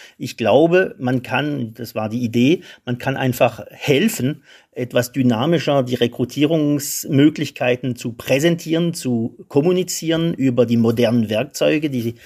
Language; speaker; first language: German; non-native, local second language; Swiss German